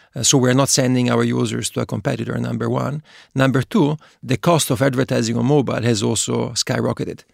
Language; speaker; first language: English; non-native, fluent; Italian